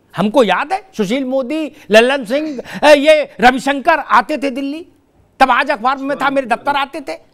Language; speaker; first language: Hindi; native; Hindi